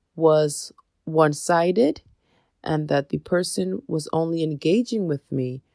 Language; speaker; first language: English; native; English